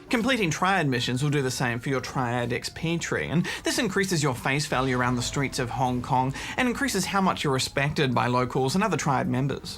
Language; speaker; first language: English; native; English